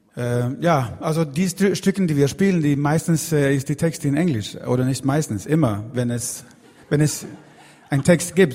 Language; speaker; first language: German; non-native, learner; Swedish